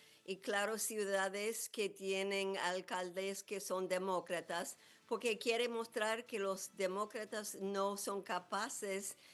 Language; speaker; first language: Spanish; non-native, fluent; English